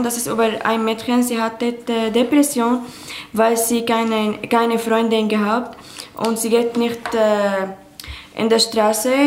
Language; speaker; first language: German; non-native, learner; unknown